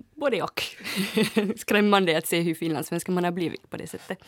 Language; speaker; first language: Swedish; non-native, fluent; French